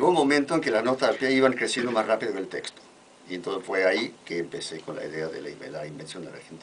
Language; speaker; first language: Spanish; non-native, fluent; English